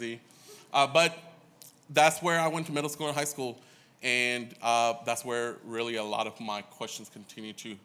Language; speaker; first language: English; early bilingual, other home language; Hindi